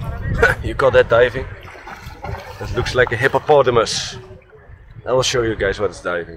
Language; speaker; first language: English; non-native, fluent; Dutch